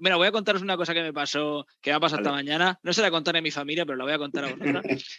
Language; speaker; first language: Spanish; native; Spanish